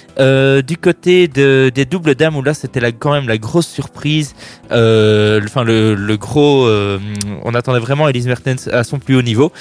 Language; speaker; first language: French; native; French